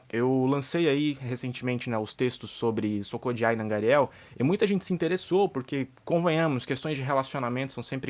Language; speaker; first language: Portuguese; native; Portuguese